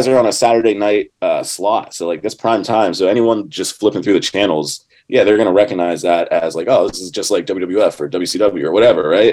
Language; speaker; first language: English; native; English